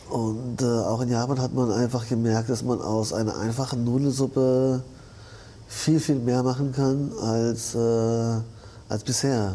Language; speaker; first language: German; early bilingual, other home language; Japanese